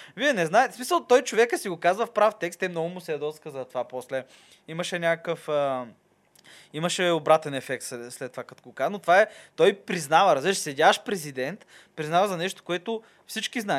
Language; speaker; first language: Bulgarian; native; Bulgarian